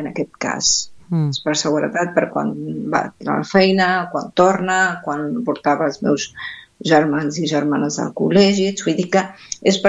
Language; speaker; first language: Catalan; non-native, fluent; Arabic